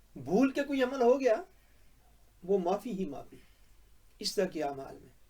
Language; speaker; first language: Urdu; non-native, local second language; Punjabi